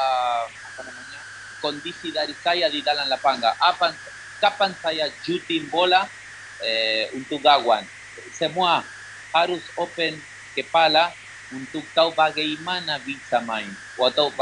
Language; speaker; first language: Indonesian; non-native, learner; Spanish